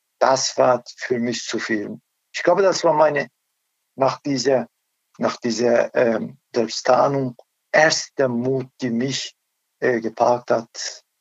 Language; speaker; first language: German; non-native, learner; Turkish